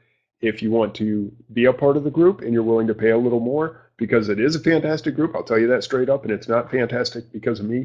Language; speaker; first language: English; native; English